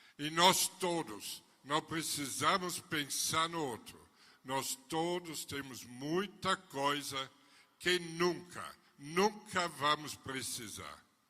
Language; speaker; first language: Portuguese; non-native, fluent; German